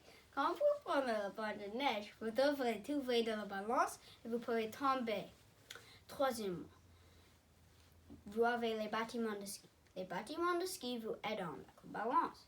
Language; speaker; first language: French; non-native, learner; English